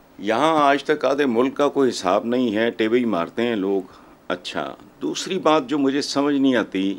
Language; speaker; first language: Urdu; non-native, local second language; Punjabi